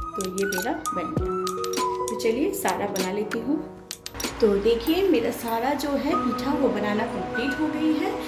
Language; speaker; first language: Hindi; non-native, local second language; Bangla